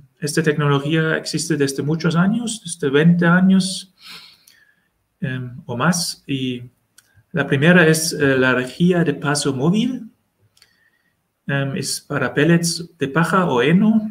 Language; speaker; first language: Spanish; non-native, learner; German